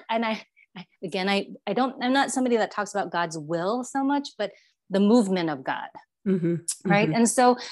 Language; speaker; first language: English; non-native, fluent; Chinese